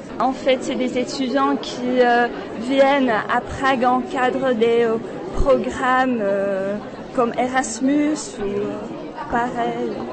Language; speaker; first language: French; non-native, fluent; Czech